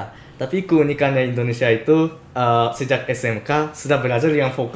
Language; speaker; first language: Indonesian; non-native, fluent; Japanese